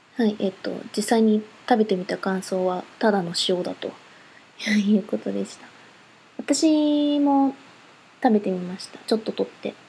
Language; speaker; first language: Japanese; native; Japanese